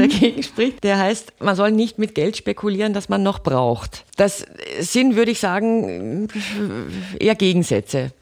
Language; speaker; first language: German; native; German